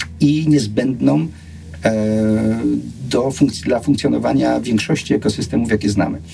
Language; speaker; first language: Polish; native; Polish